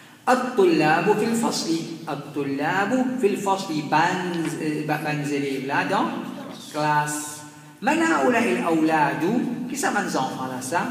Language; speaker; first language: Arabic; non-native, fluent; French